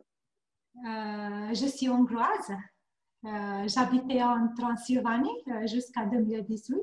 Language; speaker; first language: French; non-native, learner; Hungarian